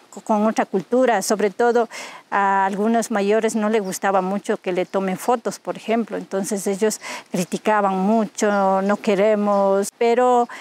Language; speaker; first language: Spanish; non-native, local second language; Quechua